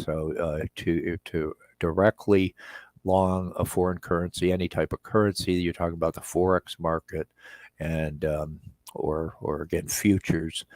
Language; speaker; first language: English; native; English